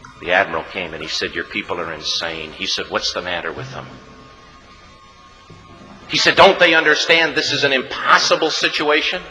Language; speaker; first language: English; native; English